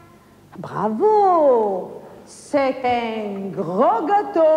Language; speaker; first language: French; non-native, fluent; Italian